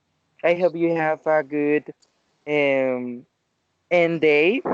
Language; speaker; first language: English; non-native, learner; Spanish